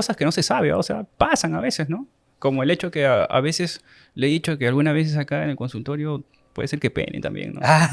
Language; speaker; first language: Spanish; native; Spanish